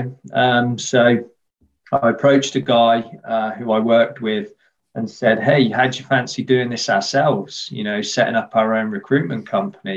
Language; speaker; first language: English; native; English